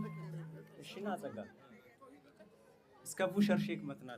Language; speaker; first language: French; non-native, learner; Amharic